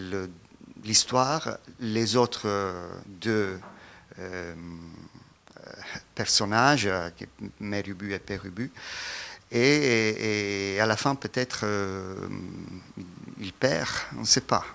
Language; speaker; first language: French; non-native, fluent; Italian